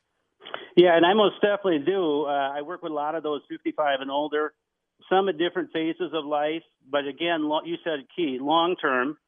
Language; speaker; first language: English; native; English